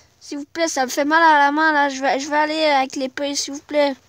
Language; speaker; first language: French; native; French